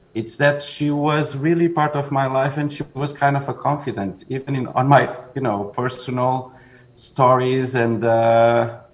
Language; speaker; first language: English; non-native, fluent; Portuguese